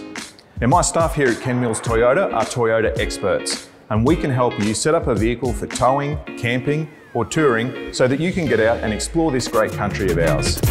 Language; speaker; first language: English; native; English